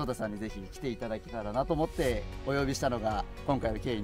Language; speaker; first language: Japanese; native; Japanese